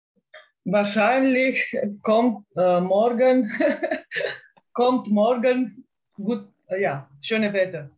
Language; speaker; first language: German; non-native, learner; Romanian